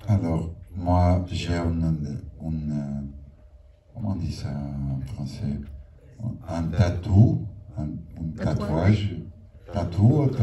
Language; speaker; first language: French; non-native, fluent; Portuguese